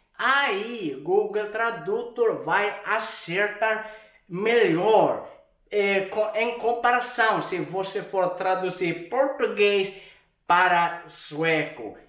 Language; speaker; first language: Portuguese; non-native, fluent; Swedish